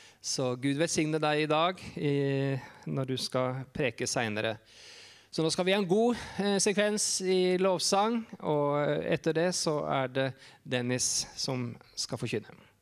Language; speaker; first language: Norwegian; native; Norwegian